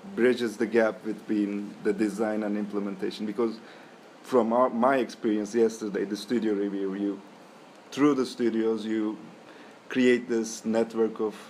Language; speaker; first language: English; non-native, fluent; Turkish